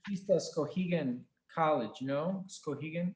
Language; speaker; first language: Spanish; non-native, fluent; English